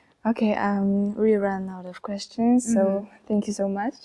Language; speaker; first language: English; non-native, learner; Polish